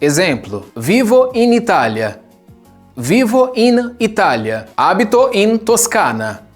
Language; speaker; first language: Italian; non-native, fluent; Portuguese